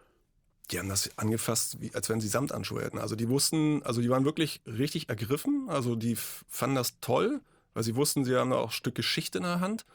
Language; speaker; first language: German; native; German